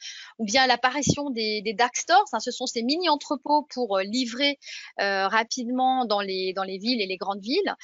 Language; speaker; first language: French; native; French